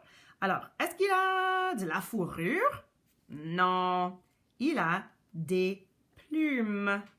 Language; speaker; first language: French; non-native, local second language; English